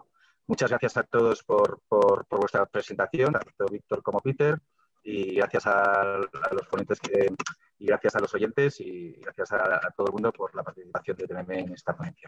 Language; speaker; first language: Spanish; native; Spanish